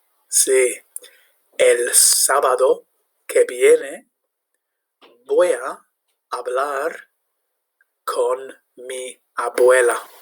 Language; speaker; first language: Spanish; non-native, fluent; English